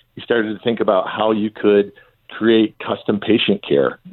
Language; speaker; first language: English; native; English